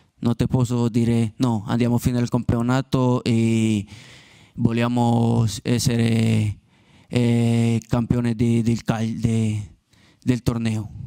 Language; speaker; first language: Italian; non-native, learner; Spanish